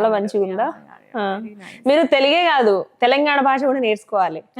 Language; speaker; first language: Telugu; native; Telugu